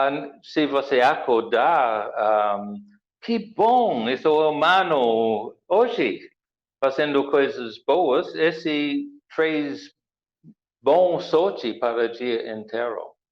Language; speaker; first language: Portuguese; non-native, learner; English